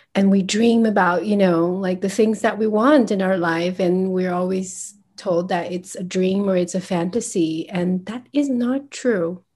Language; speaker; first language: English; early bilingual, other home language; Chinese